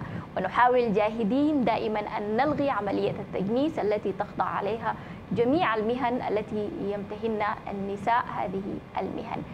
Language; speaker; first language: Arabic; native; Arabic